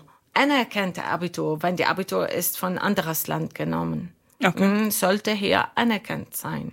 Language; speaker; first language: German; non-native, learner; Arabic